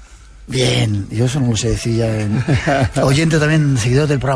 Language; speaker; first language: Spanish; native; Spanish